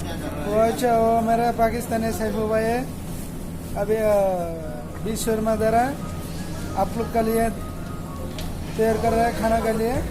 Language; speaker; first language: Hindi; non-native, learner; Bangla